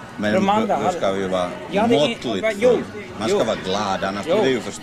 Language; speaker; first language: Swedish; native; Swedish